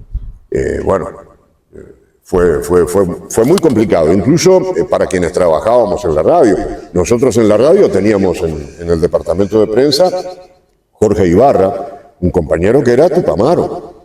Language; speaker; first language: Spanish; native; Spanish